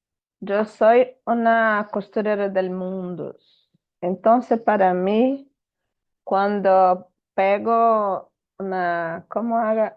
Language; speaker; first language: Spanish; non-native, fluent; Portuguese